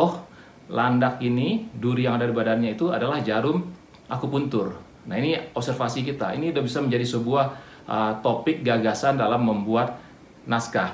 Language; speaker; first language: Indonesian; native; Indonesian